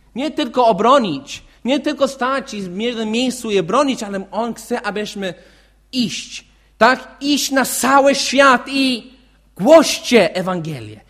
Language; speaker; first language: Polish; non-native, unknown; English